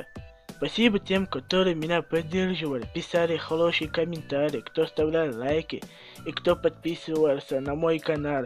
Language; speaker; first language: Russian; non-native, fluent; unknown